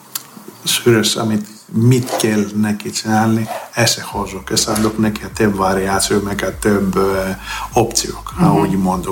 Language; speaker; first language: Hungarian; non-native, learner; Greek